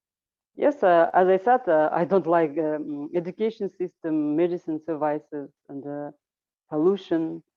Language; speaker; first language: English; non-native, learner; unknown